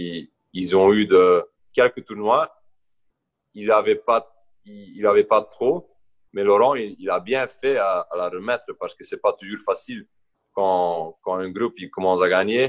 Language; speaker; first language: French; non-native, local second language; Dutch